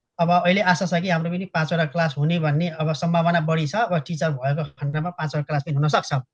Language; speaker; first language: Nepali; native; Nepali